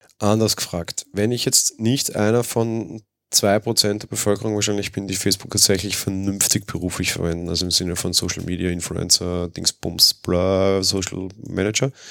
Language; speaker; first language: German; native; German